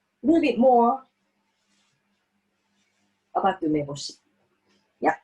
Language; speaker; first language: English; non-native, fluent; Japanese